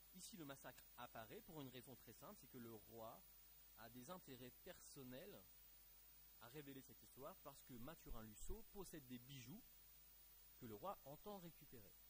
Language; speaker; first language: French; native; French